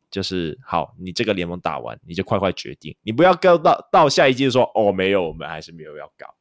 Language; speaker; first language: Chinese; non-native, local second language; Cantonese